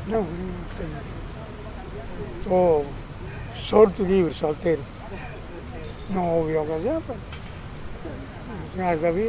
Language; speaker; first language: Portuguese; non-native, local second language; Spanish